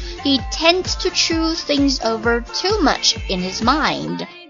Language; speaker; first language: English; non-native, fluent; Chinese